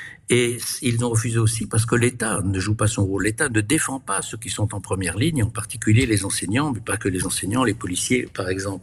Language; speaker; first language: French; native; French